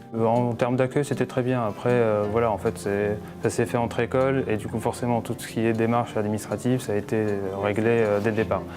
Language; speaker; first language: French; non-native, local second language; Arabic